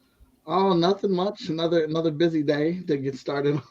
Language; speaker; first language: English; native; English